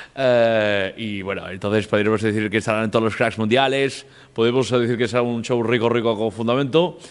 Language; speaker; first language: Spanish; non-native, local second language; Catalan